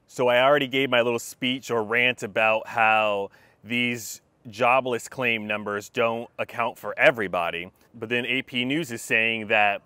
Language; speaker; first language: English; native; English